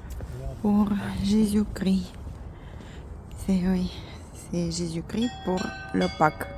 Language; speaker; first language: French; non-native, fluent; Russian